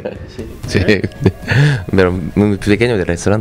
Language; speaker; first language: Spanish; non-native, learner; Japanese